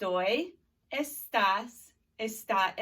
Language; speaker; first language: Spanish; non-native, fluent; English